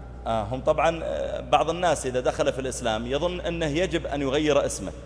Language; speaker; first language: Arabic; native; Arabic